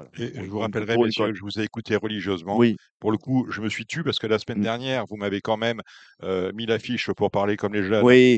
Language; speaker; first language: French; native; French